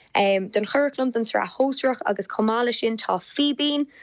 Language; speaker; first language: Irish; non-native, local second language; English